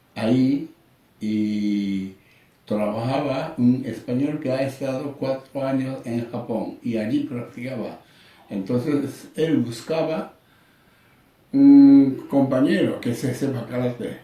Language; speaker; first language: Spanish; non-native, learner; Japanese